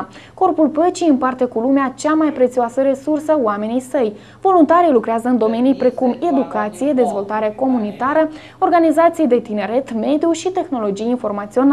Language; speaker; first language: Romanian; native; Romanian